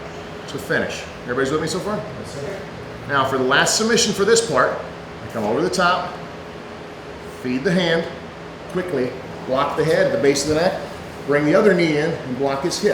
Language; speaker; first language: English; native; English